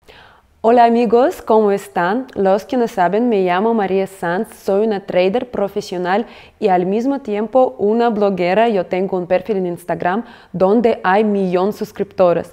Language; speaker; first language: Spanish; non-native, fluent; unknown